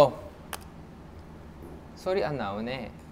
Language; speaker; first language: Korean; non-native, fluent; Thai